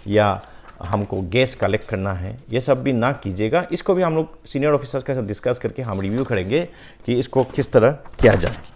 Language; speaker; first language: Hindi; non-native, local second language; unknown